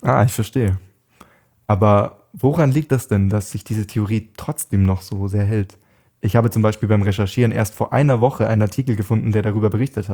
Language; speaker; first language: German; native; German